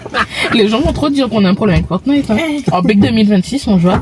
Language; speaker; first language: French; native; French